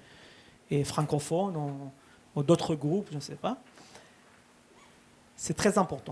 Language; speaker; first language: French; early bilingual, heritage; Hebrew